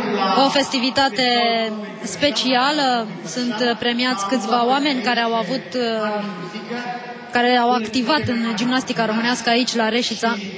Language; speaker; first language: Romanian; native; Romanian